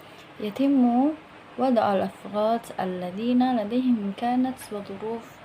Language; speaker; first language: Arabic; non-native, learner; Indonesian